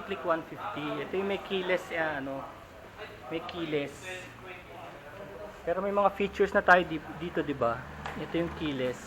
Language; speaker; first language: Filipino; native; Filipino